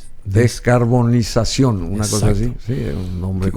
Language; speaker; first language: Spanish; native; Spanish